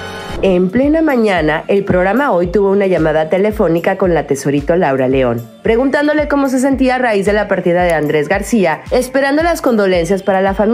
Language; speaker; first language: Spanish; native; Spanish